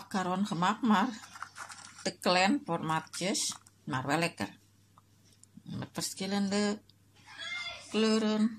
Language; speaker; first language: Dutch; non-native, learner; Indonesian